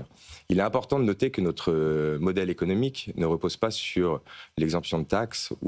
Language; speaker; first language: French; native; French